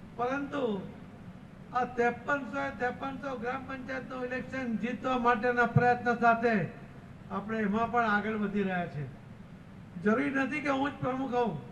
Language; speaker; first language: Gujarati; non-native, local second language; Marathi